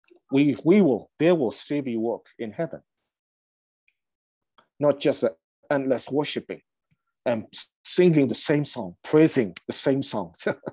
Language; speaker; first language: English; non-native, fluent; Burmese